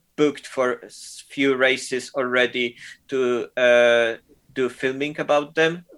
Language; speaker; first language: English; non-native, fluent; Polish